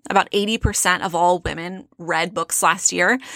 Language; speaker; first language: English; native; English